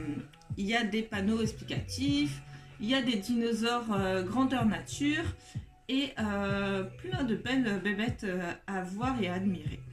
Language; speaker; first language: French; native; French